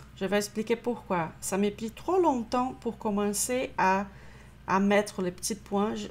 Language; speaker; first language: French; non-native, fluent; Portuguese